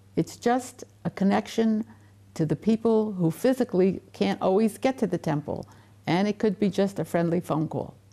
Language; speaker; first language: English; native; English